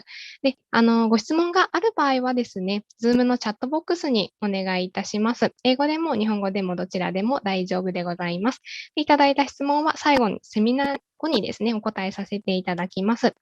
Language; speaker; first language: Japanese; native; Japanese